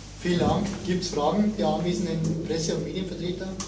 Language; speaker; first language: German; native; German